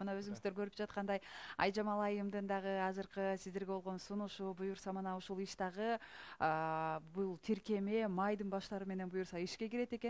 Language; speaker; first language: Kyrgyz; native; Kyrgyz